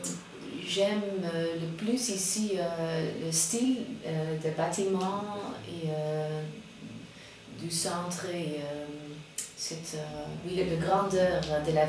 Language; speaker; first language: French; non-native, fluent; Dutch